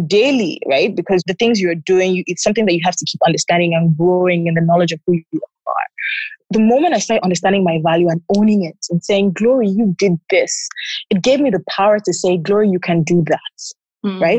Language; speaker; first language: English; non-native, local second language; Yoruba